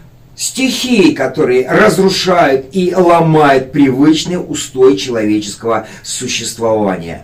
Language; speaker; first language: Russian; native; Russian